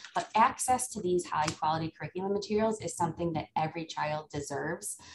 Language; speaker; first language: English; native; English